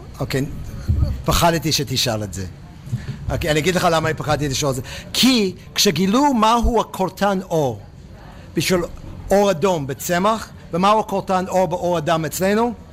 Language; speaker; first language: Hebrew; non-native, fluent; English